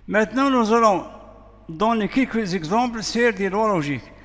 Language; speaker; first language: French; non-native, local second language; Arabic